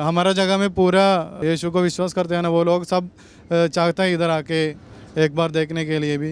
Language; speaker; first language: Hindi; non-native, local second language; Malayalam